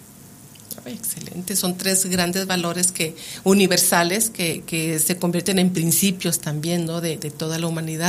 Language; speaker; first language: Spanish; native; Spanish